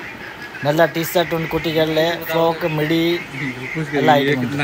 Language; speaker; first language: Malayalam; non-native, local second language; Hindi